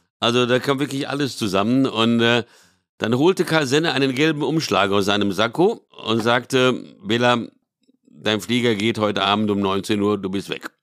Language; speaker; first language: German; early bilingual, other home language; Hungarian